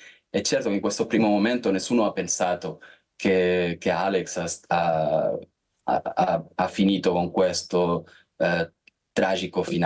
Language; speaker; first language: Italian; non-native, fluent; Spanish